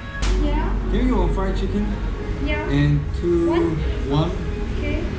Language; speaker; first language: English; non-native, learner; Korean